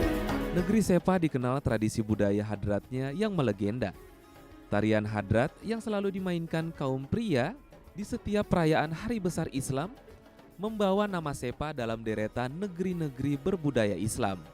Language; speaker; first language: Indonesian; native; Indonesian